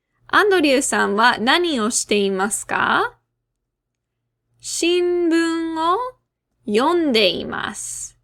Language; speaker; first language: Japanese; non-native, fluent; English